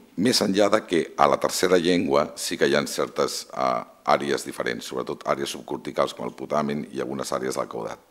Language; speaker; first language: Catalan; non-native, local second language; Spanish